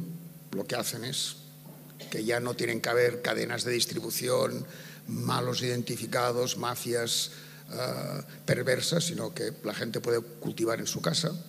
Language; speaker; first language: Spanish; native; Spanish